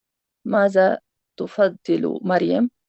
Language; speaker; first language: Arabic; non-native, learner; Urdu